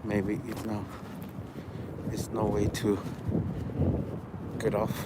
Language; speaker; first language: English; non-native, learner; Spanish